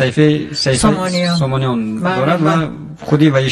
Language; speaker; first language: Persian; native; Persian